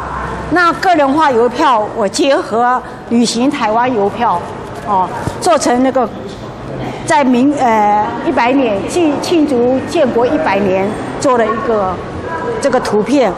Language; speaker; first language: Chinese; native; Chinese